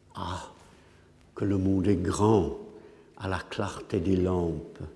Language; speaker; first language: French; non-native, fluent; English